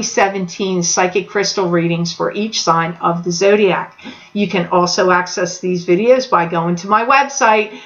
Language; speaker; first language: English; native; English